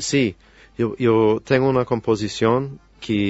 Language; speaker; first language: Spanish; non-native, fluent; English